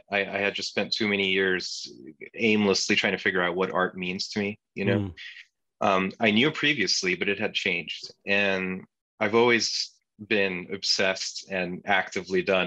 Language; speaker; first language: English; non-native, fluent; Turkish